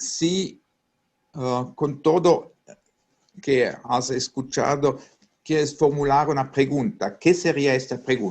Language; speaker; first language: Spanish; non-native, fluent; Italian